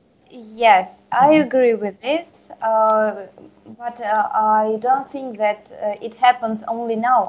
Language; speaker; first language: English; non-native, learner; Russian